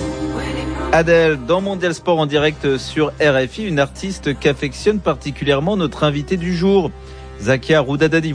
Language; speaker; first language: French; native; French